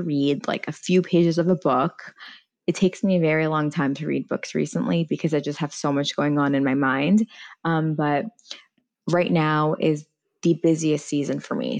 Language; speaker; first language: English; early bilingual, other home language; Persian